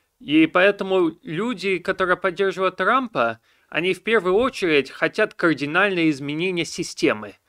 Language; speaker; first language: Russian; early bilingual, heritage; Russian